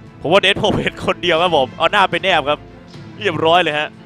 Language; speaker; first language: Thai; native; Thai